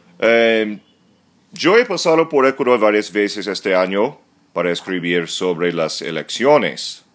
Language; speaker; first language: Spanish; non-native, fluent; English